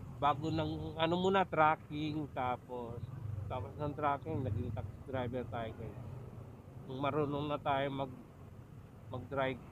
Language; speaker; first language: Filipino; non-native, local second language; Iloko